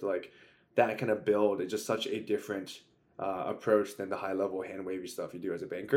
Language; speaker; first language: English; native; English